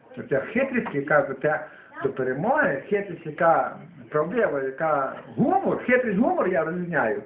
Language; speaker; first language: Ukrainian; native; Ukrainian